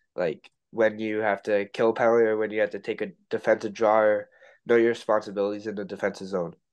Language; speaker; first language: English; native; English